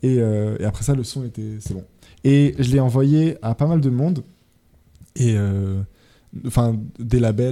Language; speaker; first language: French; native; French